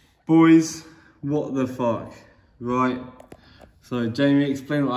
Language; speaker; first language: English; native; English